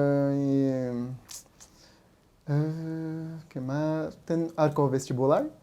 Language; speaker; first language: Spanish; non-native, learner; Portuguese